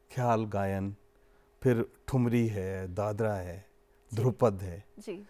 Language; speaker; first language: Hindi; native; Hindi